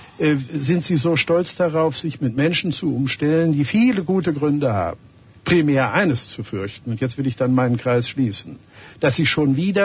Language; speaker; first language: German; native; German